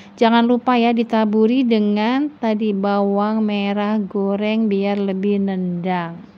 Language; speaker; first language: Indonesian; non-native, local second language; Javanese